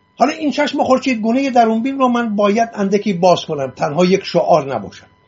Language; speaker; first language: Persian; non-native, local second language; Assyrian Neo-Aramaic